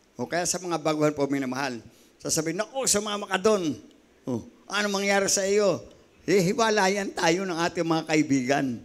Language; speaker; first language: Filipino; native; Filipino